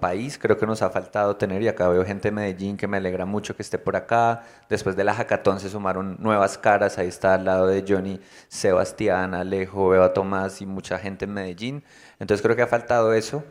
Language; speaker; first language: Spanish; native; Spanish